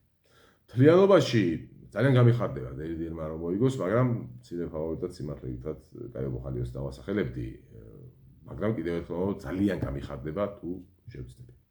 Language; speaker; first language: Georgian; native; Georgian